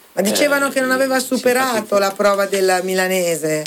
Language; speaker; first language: Italian; native; Italian